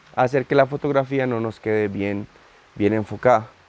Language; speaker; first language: Spanish; native; Spanish